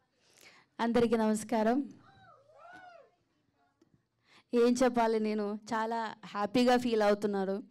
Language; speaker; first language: Telugu; non-native, learner; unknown